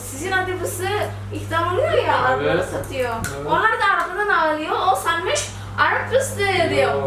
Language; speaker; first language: Turkish; non-native, learner; Indonesian